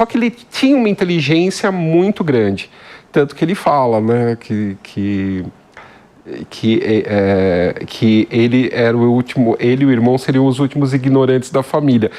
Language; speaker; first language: Portuguese; native; Portuguese